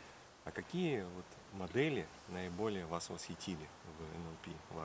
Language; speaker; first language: Russian; native; Russian